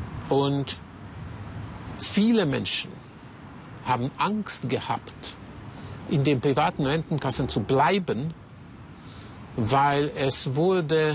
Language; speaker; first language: German; non-native, fluent; Hungarian